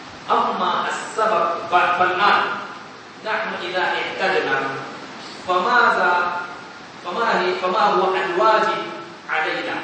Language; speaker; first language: Arabic; non-native, fluent; Urdu